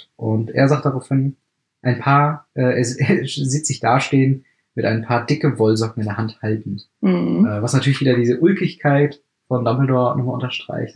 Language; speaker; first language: German; native; German